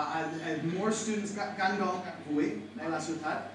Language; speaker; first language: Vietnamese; non-native, fluent; English